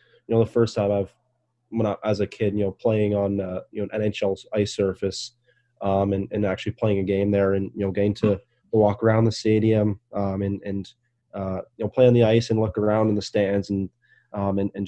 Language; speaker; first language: English; native; English